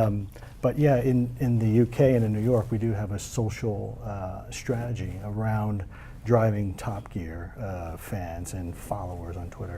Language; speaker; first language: English; native; English